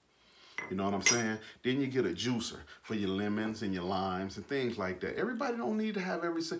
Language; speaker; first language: English; native; English